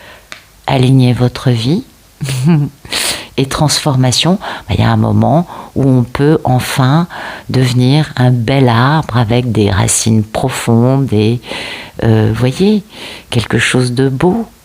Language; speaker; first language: French; native; French